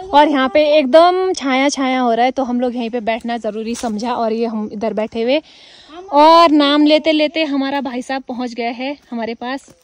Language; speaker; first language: Hindi; native; Hindi